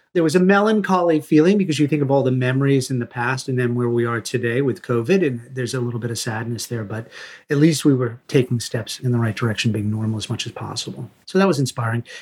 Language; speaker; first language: English; native; English